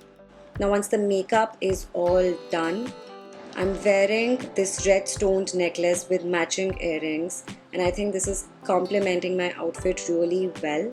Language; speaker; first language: English; non-native, local second language; Hindi